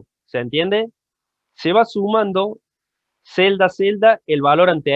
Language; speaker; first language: Spanish; native; Spanish